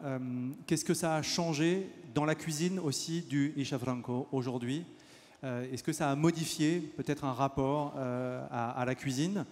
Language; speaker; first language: French; native; French